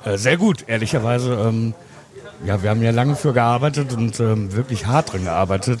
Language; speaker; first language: German; native; German